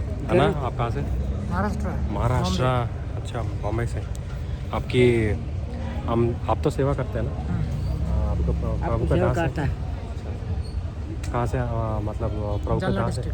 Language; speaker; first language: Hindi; non-native, fluent; Telugu